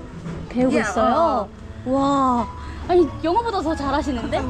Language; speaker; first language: Korean; native; Korean